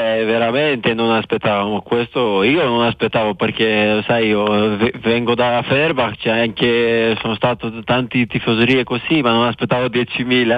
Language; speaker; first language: Italian; non-native, fluent; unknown